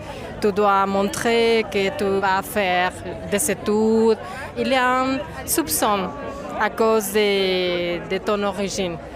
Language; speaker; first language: French; non-native, fluent; Spanish